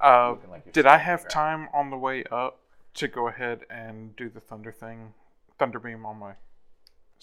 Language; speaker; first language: English; native; English